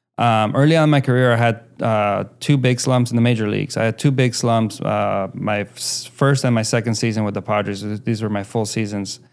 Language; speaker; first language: English; early bilingual, other home language; Spanish